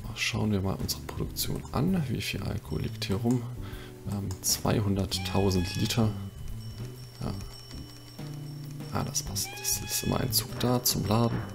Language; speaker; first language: German; native; German